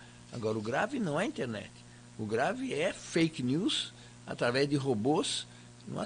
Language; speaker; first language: Portuguese; native; Portuguese